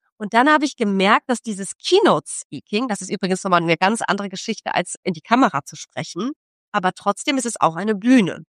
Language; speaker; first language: German; early bilingual, other home language; Polish